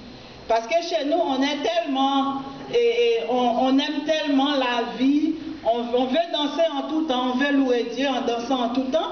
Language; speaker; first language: French; non-native, local second language; Haitian Creole